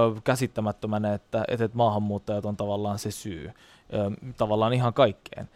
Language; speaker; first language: Finnish; non-native, fluent; Turkish